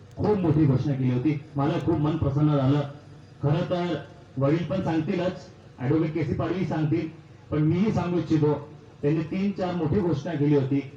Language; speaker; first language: Marathi; non-native, local second language; Bhili